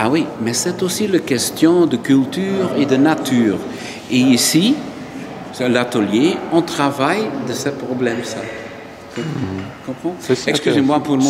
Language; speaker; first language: French; non-native, local second language; Dutch